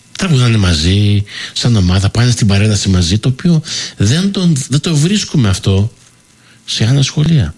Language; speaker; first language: Greek; early bilingual, heritage; Greek